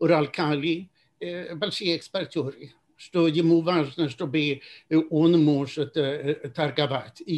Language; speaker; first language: Russian; non-native, fluent; Swedish